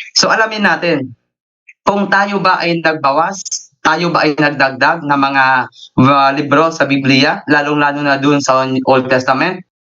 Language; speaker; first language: Filipino; native; Filipino